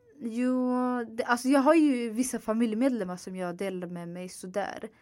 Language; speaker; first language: Swedish; non-native, fluent; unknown